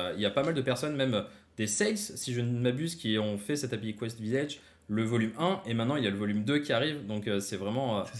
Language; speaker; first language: French; native; French